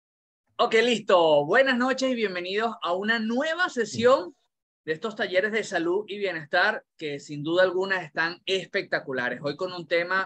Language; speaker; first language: Spanish; native; Spanish